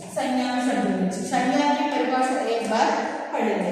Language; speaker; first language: Hindi; non-native, local second language; Telugu